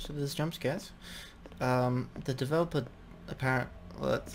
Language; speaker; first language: English; native; English